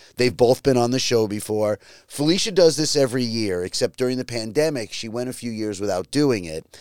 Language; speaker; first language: English; native; English